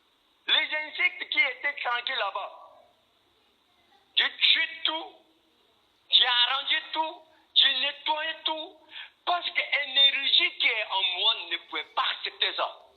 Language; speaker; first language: French; non-native, fluent; Korean